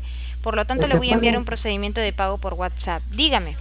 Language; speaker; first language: Spanish; native; Spanish